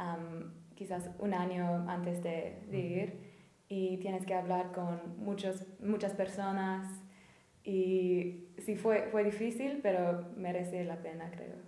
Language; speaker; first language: Spanish; non-native, fluent; English